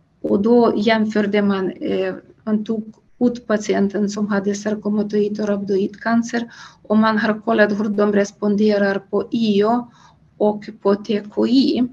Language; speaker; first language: Swedish; non-native, fluent; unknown